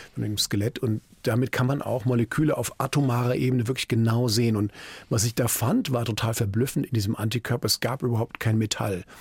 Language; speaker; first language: German; native; German